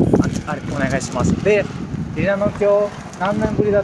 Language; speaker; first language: Japanese; non-native, fluent; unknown